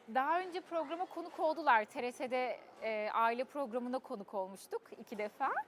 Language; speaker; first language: Turkish; early bilingual, heritage; Turkish